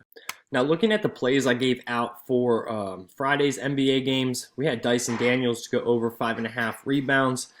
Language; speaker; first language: English; native; English